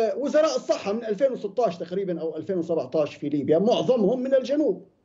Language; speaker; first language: Arabic; native; Arabic